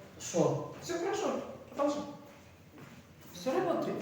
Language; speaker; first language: Ukrainian; non-native, learner; Russian